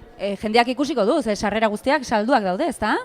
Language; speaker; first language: Basque; native; Basque